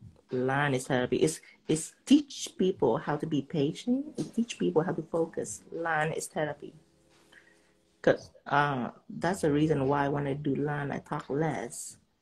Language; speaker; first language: English; non-native, fluent; Vietnamese